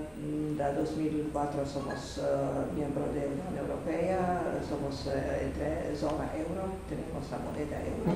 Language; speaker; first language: Spanish; non-native, learner; Slovenian